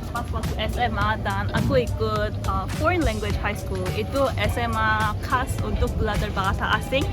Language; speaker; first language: Indonesian; non-native, fluent; Korean